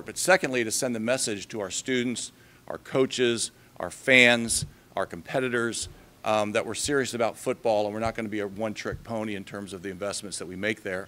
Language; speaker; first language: English; native; English